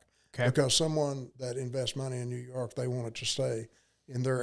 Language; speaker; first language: English; native; English